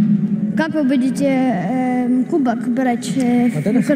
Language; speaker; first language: Russian; early bilingual, heritage; Russian